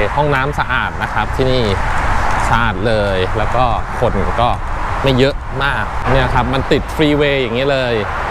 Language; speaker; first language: Thai; native; Thai